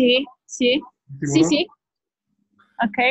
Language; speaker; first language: Spanish; non-native, learner; Polish